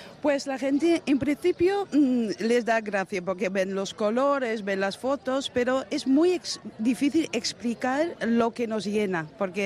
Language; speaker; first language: Spanish; non-native, fluent; Dutch